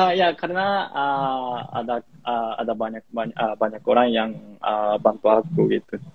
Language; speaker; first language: Indonesian; non-native, fluent; Japanese